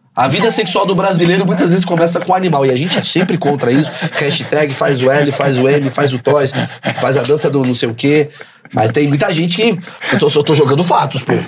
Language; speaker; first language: Portuguese; native; Portuguese